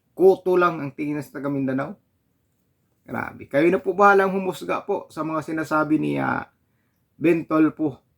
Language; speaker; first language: Filipino; non-native, local second language; Cebuano